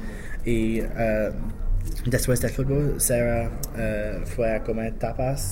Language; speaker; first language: Spanish; non-native, learner; English